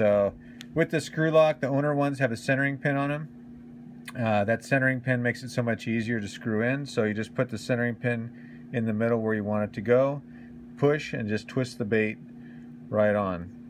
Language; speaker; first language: English; native; English